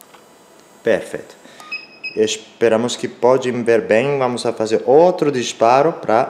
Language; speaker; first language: Portuguese; non-native, learner; Spanish